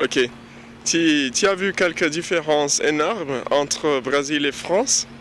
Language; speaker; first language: French; non-native, fluent; Portuguese